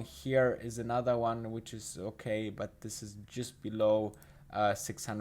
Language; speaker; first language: English; non-native, fluent; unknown